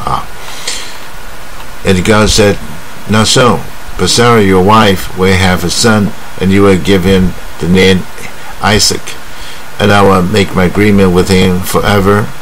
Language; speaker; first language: English; non-native, fluent; Chinese